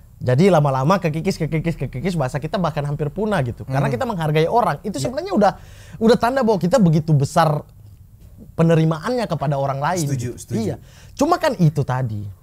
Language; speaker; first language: Indonesian; native; Indonesian